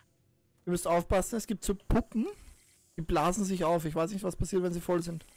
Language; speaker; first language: German; native; German